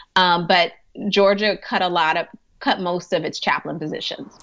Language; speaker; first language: English; native; English